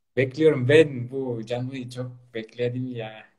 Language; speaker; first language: Turkish; non-native, learner; Kyrgyz